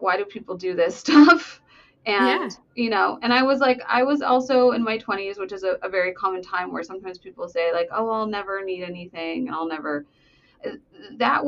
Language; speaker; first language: English; native; English